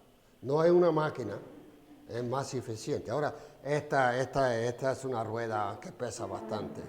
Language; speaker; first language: Spanish; non-native, fluent; English